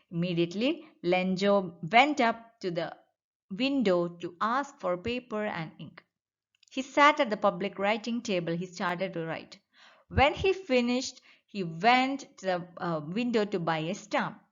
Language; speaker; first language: English; non-native, local second language; Malayalam